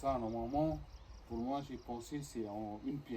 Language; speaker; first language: French; non-native, local second language; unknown